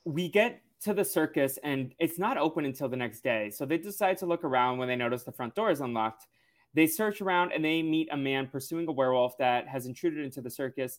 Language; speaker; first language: English; native; English